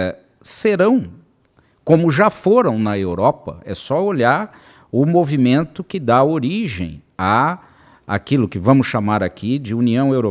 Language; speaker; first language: Portuguese; native; Portuguese